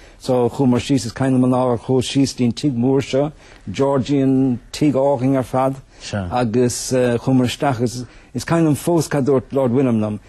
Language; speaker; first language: Irish; native; Irish